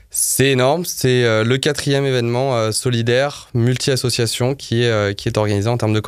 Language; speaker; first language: French; native; French